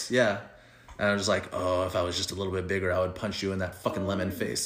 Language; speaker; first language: English; early bilingual, other home language; Spanish